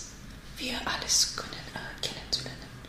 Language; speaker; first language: German; non-native, learner; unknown